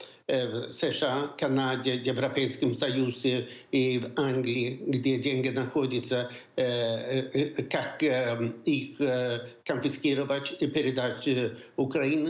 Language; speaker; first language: Russian; non-native, fluent; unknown